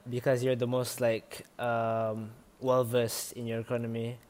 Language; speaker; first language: English; non-native, local second language; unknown